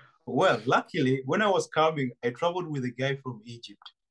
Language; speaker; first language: English; non-native, local second language; Ganda